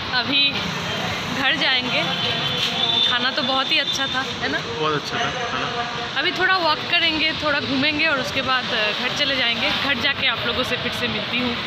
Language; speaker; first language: Hindi; non-native, local second language; Bangla